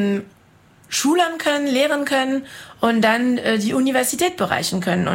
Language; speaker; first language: German; non-native, fluent; French